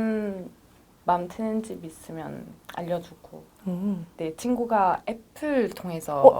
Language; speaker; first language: Korean; non-native, fluent; French